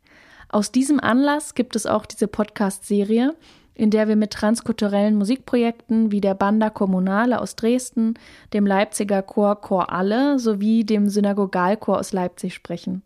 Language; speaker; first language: German; native; German